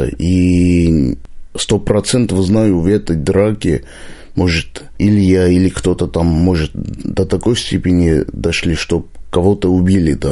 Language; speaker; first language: Russian; non-native, local second language; Armenian